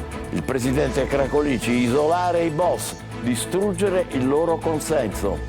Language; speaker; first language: Italian; native; Italian